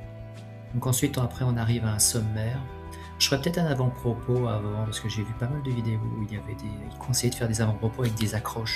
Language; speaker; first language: French; native; French